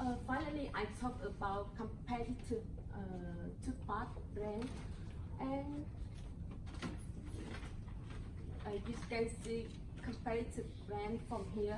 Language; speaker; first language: English; non-native, learner; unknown